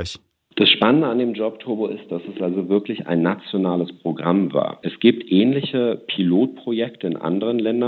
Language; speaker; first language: German; native; German